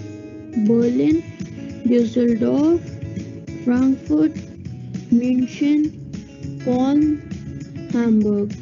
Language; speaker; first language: German; non-native, learner; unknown